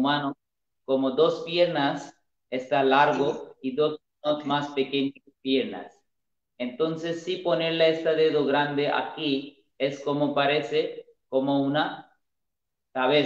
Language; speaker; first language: Spanish; non-native, learner; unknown